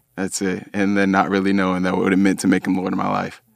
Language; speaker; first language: English; native; English